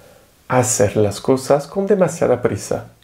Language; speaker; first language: Spanish; non-native, fluent; French